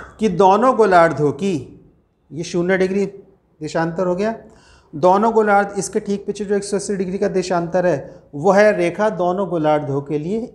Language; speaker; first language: Hindi; native; Hindi